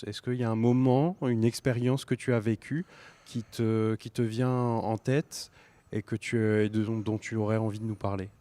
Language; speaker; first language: French; native; French